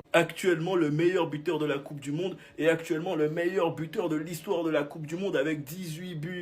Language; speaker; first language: French; native; French